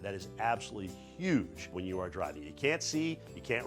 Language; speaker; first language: English; native; English